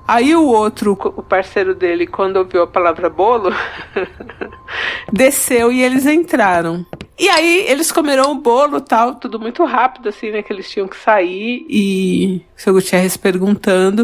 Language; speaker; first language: Portuguese; native; Portuguese